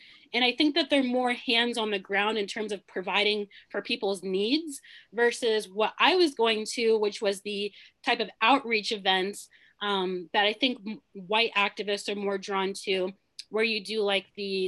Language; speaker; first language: English; early bilingual, other home language; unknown